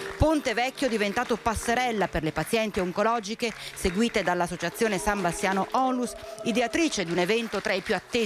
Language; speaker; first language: Italian; native; Italian